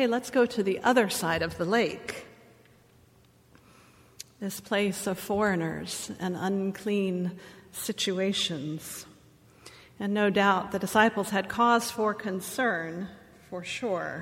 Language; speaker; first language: English; native; English